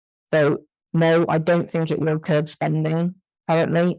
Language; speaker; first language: English; native; English